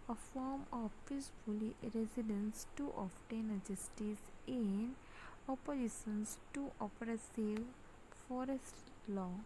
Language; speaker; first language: English; non-native, local second language; Gujarati